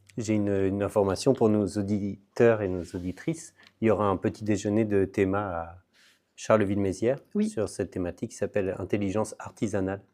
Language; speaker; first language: French; native; French